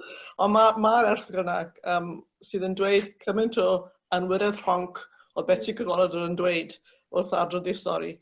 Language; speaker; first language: Welsh; native; Welsh